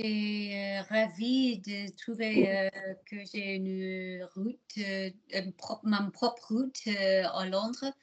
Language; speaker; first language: French; non-native, learner; English